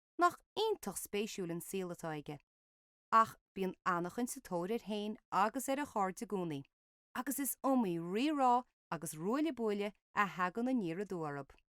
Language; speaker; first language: Irish; native; Irish